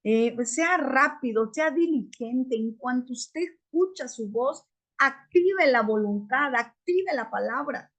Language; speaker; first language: Spanish; native; Spanish